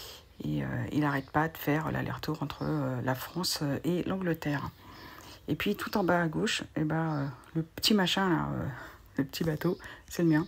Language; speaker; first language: French; native; French